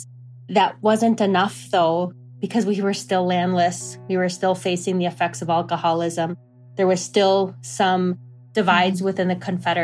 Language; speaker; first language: English; native; English